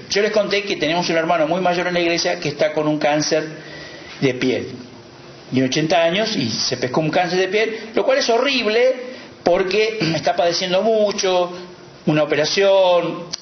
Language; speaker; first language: Spanish; native; Spanish